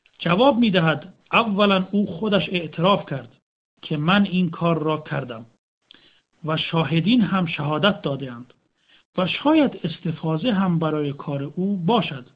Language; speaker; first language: Persian; native; Persian